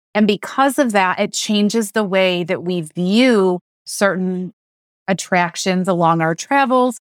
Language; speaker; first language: English; native; English